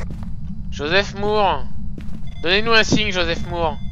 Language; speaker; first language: French; native; French